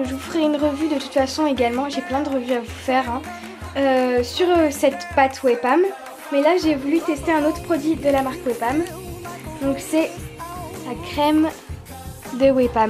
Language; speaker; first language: French; native; French